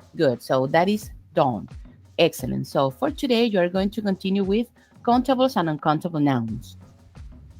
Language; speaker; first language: English; non-native, fluent; Spanish